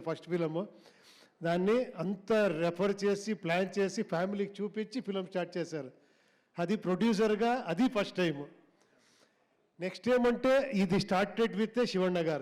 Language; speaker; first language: Telugu; non-native, local second language; Kannada